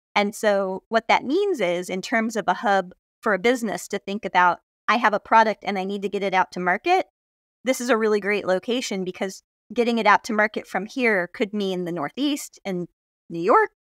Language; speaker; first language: English; native; English